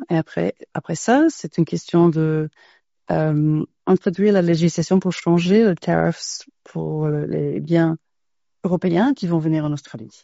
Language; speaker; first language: French; non-native, fluent; English